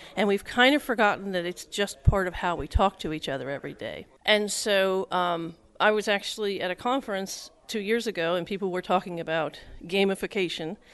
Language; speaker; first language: English; native; English